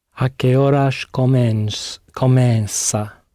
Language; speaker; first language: Portuguese; non-native, learner; English